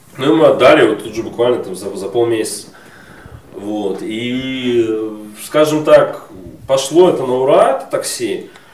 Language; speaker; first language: Russian; native; Russian